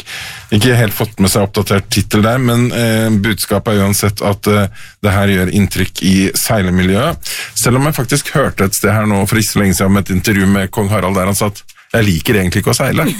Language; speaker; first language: Norwegian; native; Norwegian